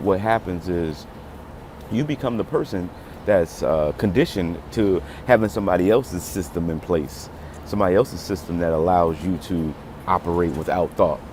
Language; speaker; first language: English; native; English